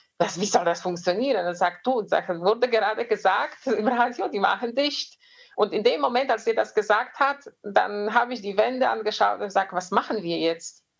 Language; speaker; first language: German; non-native, fluent; Polish